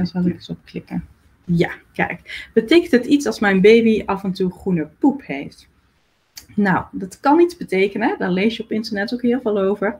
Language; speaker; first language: Dutch; native; Dutch